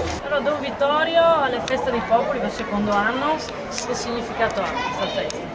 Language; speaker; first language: Italian; native; Italian